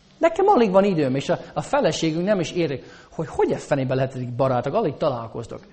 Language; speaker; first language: Hungarian; non-native, fluent; English